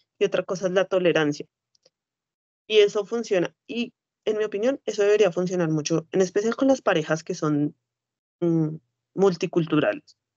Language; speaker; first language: Spanish; native; Spanish